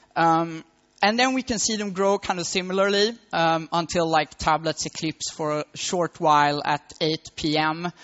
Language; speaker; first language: English; non-native, fluent; Swedish